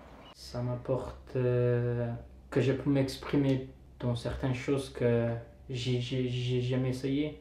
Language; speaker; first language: French; non-native, fluent; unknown